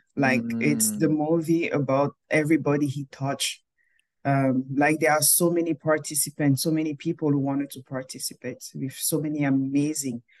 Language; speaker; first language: English; non-native, local second language; French